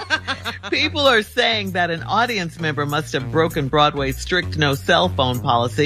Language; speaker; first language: English; native; English